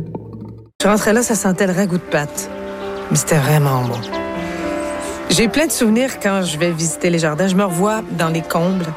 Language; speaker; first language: French; native; French